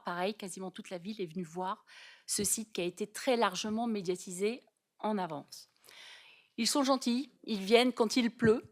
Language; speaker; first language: French; native; French